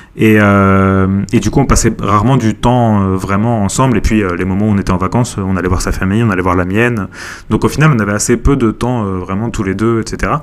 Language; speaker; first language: French; native; French